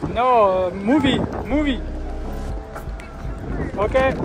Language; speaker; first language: English; non-native, learner; French